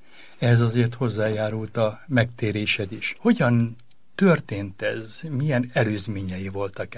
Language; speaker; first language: Hungarian; native; Hungarian